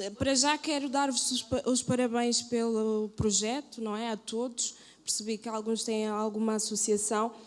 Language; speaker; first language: Portuguese; early bilingual, other home language; Kabuverdianu